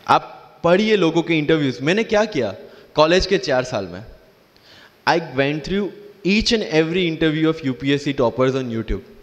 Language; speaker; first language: Hindi; non-native, local second language; Gujarati